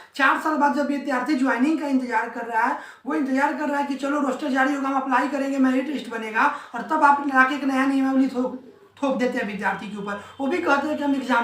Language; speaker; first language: Hindi; native; Hindi